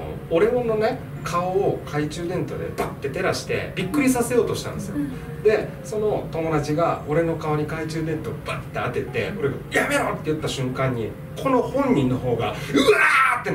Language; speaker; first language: Japanese; native; Japanese